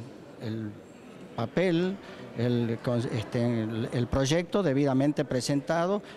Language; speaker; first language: Spanish; native; Spanish